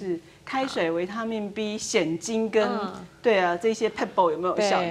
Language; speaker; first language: Chinese; native; Chinese